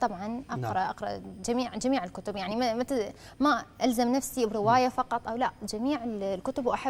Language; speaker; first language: Arabic; native; Arabic